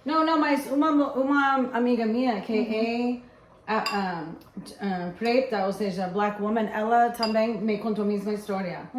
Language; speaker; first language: Portuguese; non-native, fluent; English